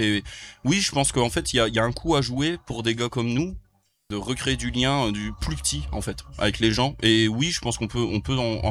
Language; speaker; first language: French; native; French